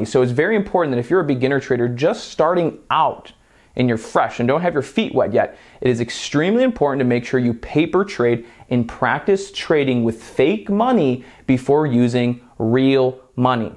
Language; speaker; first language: English; native; English